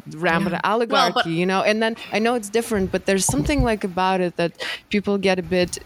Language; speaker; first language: English; non-native, fluent; Russian